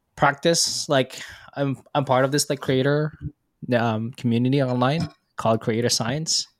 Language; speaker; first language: English; non-native, local second language; Filipino